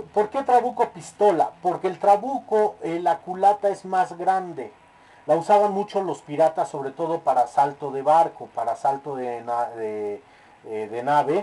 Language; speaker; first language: Spanish; native; Spanish